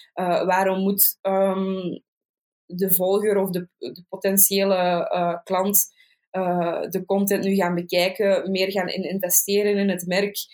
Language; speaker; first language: Dutch; native; Dutch